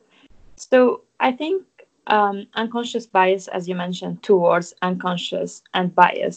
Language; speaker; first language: English; non-native, fluent; Arabic